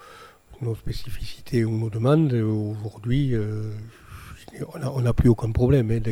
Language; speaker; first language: French; native; French